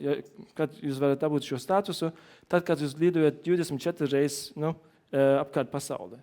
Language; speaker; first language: Latvian; non-native, learner; German